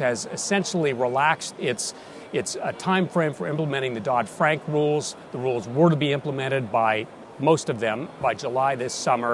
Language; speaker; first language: English; native; English